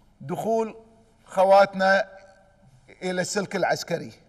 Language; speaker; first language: Arabic; native; Arabic